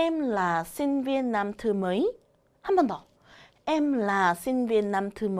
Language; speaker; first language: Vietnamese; non-native, learner; Korean